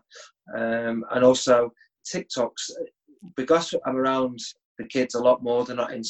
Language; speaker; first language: English; native; English